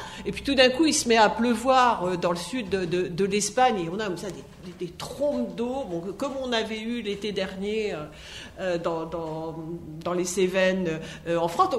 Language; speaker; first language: French; native; French